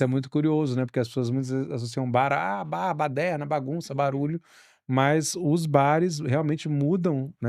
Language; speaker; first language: Portuguese; native; Portuguese